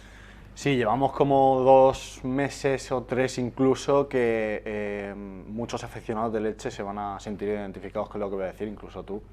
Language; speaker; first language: Spanish; native; Spanish